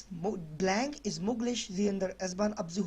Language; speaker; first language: German; non-native, learner; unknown